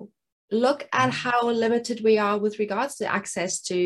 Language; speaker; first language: English; non-native, local second language; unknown